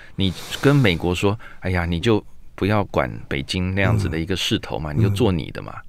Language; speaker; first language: Chinese; native; Chinese